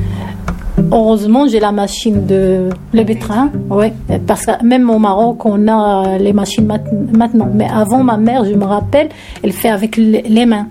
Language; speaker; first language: French; non-native, local second language; Arabic